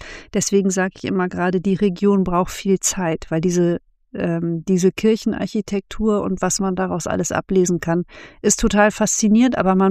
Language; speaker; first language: German; native; German